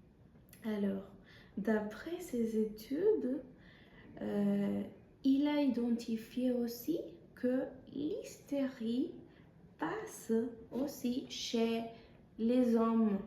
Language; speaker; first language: French; non-native, fluent; Spanish